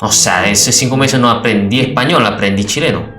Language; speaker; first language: Spanish; non-native, fluent; Indonesian